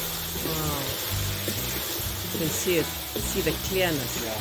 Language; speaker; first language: English; native; English